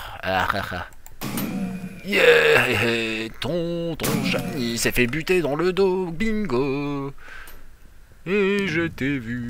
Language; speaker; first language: French; native; French